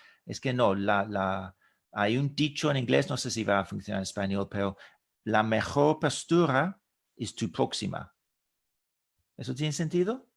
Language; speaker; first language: Spanish; non-native, fluent; English